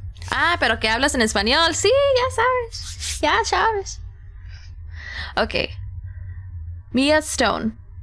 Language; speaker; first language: Spanish; early bilingual, heritage; Spanish